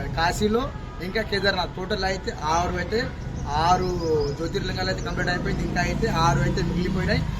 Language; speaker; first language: Telugu; native; Telugu